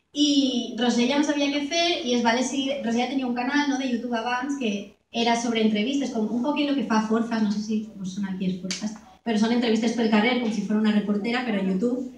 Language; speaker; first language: Catalan; non-native, local second language; Spanish